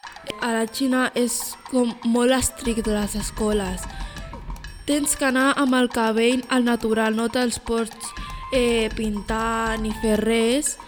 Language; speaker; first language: Catalan; non-native, local second language; Spanish